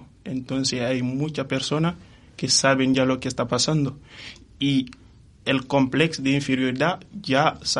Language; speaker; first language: Spanish; non-native, fluent; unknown